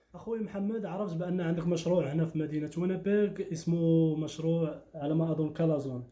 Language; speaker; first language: Arabic; native; Arabic